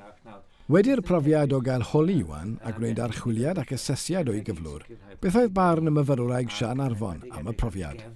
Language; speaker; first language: Welsh; native; Welsh